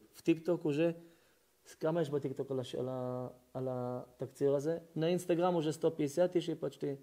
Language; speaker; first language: Russian; early bilingual, heritage; Russian